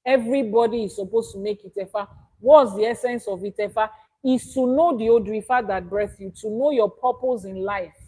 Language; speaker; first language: English; non-native, local second language; Yoruba